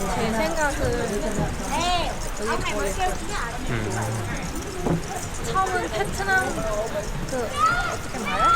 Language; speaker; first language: Korean; non-native, learner; Thai